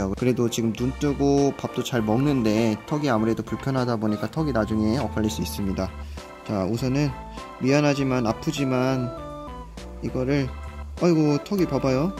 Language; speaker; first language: Korean; native; Korean